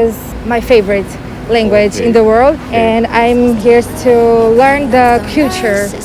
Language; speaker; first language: English; non-native, learner; Portuguese